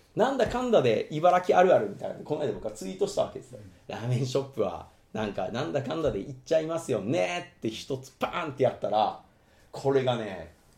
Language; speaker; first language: Japanese; native; Japanese